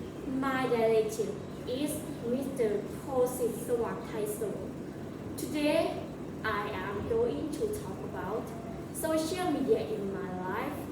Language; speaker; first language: English; non-native, learner; Thai